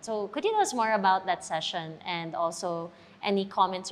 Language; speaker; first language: English; non-native, local second language; Filipino